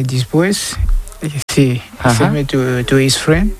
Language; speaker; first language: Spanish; non-native, learner; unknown